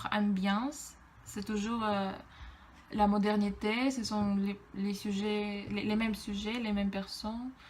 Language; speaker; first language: French; non-native, fluent; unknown